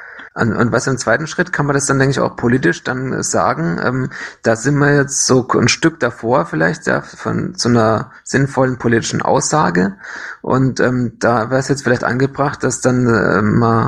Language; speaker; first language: German; native; German